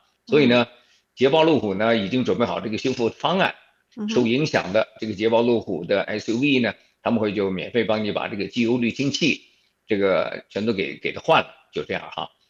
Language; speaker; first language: Chinese; native; Chinese